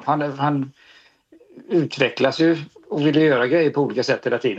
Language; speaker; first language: Swedish; native; Swedish